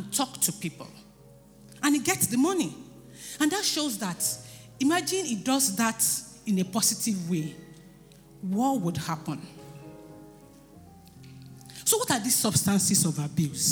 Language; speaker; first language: English; non-native, local second language; Yoruba